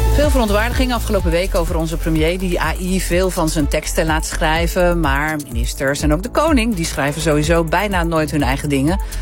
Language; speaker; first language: Dutch; native; Dutch